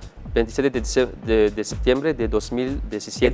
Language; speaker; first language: Spanish; non-native, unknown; Arabic